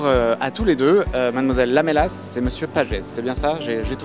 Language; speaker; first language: French; native; French